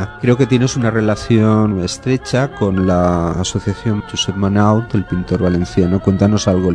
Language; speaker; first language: Spanish; native; Spanish